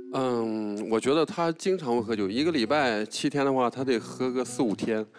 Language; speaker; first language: Chinese; native; Chinese